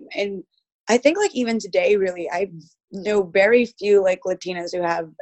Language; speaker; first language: English; early bilingual, other home language; Spanish